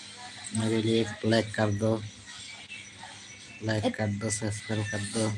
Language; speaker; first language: Hindi; non-native, local second language; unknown